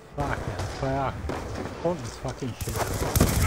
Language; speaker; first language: English; native; English